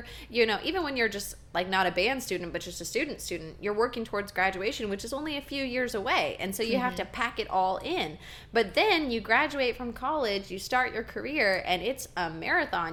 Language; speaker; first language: English; native; English